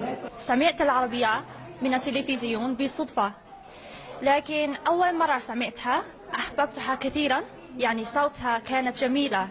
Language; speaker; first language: Arabic; non-native, fluent; Korean